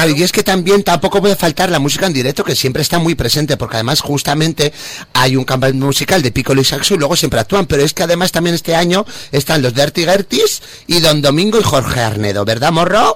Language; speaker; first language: Spanish; native; Spanish